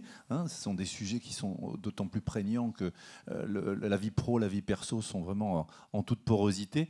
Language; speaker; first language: French; native; French